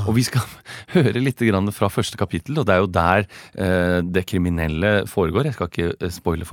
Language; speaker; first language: Norwegian; native; Norwegian